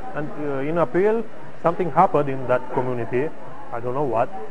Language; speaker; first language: English; non-native, learner; Romanian